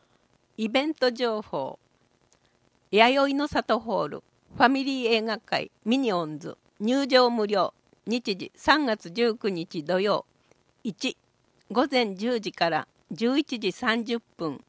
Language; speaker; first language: Japanese; native; Japanese